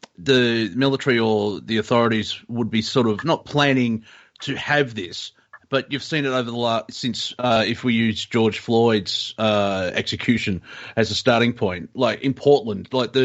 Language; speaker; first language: English; native; English